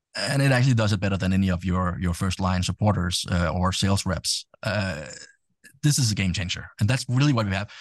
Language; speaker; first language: English; non-native, fluent; Danish